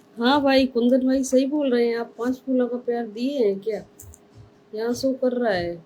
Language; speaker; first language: Hindi; non-native, local second language; Bangla